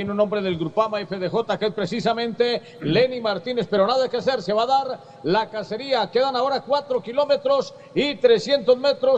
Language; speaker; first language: Spanish; native; Spanish